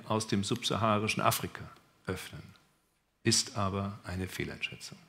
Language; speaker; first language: German; native; German